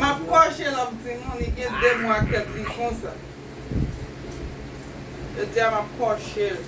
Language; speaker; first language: Portuguese; non-native, learner; Haitian Creole